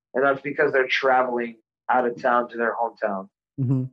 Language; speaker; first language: English; native; English